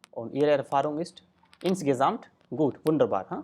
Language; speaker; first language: German; non-native, fluent; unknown